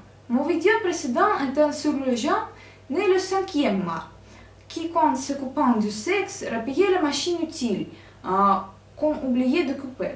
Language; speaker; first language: French; non-native, learner; Russian